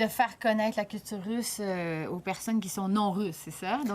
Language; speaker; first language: French; native; French